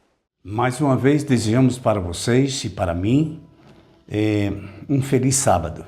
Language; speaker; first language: Portuguese; native; Portuguese